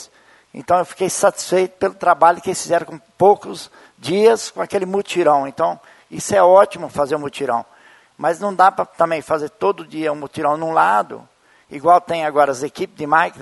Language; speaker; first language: Portuguese; native; Portuguese